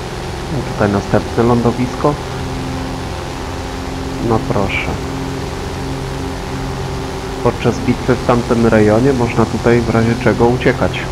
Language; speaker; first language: Polish; native; Polish